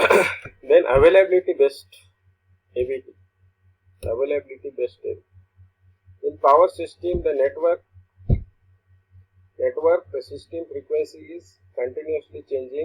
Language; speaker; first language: English; non-native, local second language; Marathi